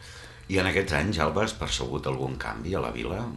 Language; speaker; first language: Catalan; native; Catalan